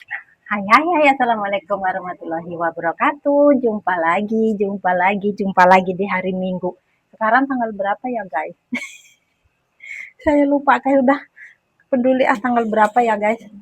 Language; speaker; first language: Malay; non-native, local second language; Indonesian